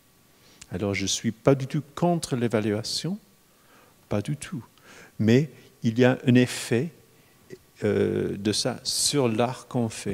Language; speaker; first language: French; non-native, fluent; English